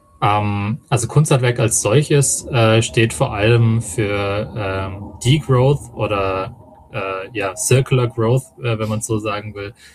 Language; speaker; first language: German; early bilingual, other home language; Tamil